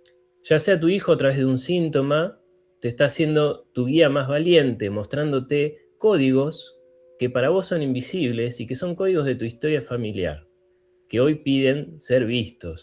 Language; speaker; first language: Spanish; native; Spanish